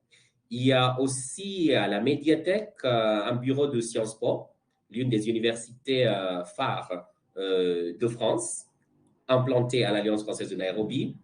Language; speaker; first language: French; non-native, fluent; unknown